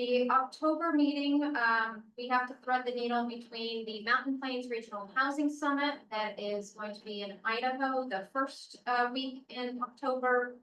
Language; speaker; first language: English; native; English